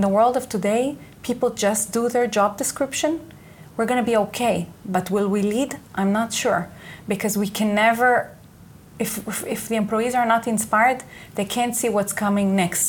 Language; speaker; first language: English; non-native, fluent; Hebrew